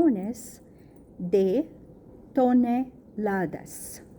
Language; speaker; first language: Spanish; non-native, learner; Arabic